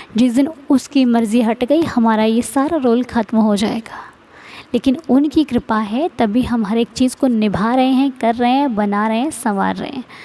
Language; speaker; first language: Hindi; native; Hindi